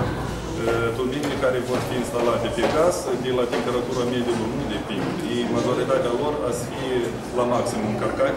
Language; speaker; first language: Romanian; non-native, local second language; Russian